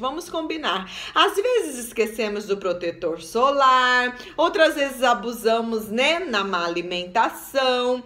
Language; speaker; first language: Portuguese; native; Portuguese